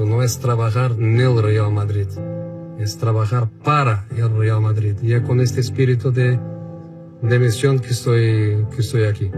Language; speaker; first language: Spanish; non-native, fluent; Portuguese